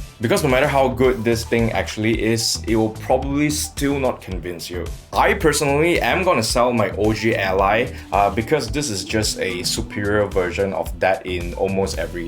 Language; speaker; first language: English; native; English